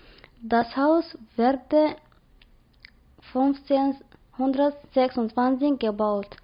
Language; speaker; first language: German; non-native, learner; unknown